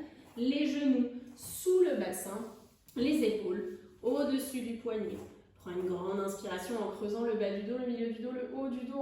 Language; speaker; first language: French; native; French